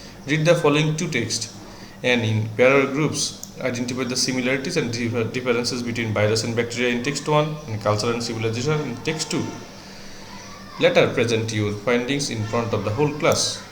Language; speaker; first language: English; non-native, local second language; Bangla